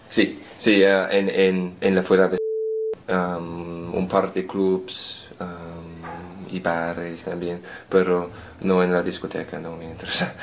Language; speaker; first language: Spanish; non-native, learner; English